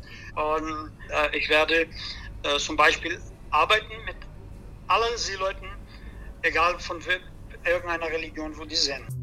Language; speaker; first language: German; non-native, learner; Portuguese